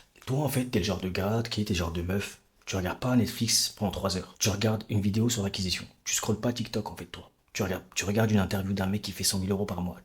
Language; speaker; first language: French; native; French